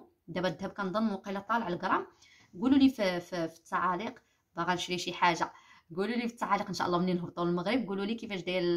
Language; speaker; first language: Arabic; native; Arabic